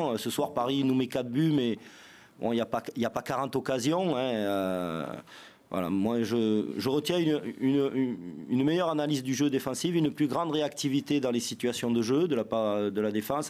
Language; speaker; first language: French; native; French